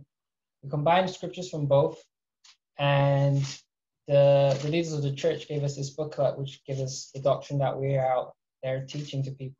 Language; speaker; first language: English; early bilingual, other home language; Portuguese